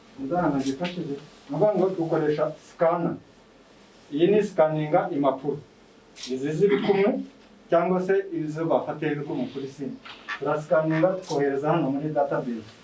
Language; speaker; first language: Kinyarwanda; native; Kinyarwanda